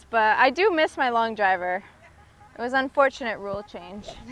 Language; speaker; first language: English; native; English